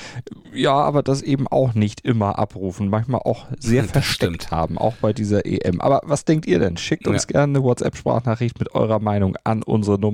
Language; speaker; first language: German; native; German